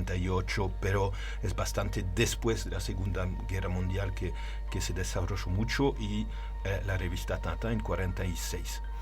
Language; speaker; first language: Spanish; non-native, learner; French